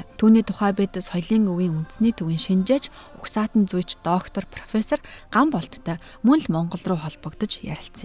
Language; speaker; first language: Mongolian; native; Mongolian